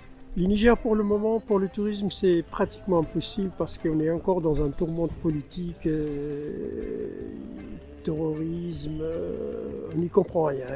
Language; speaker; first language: French; non-native, local second language; Tamasheq